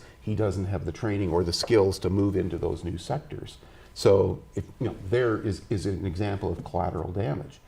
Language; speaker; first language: English; native; English